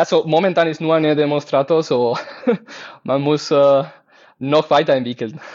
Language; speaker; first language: German; non-native, fluent; Spanish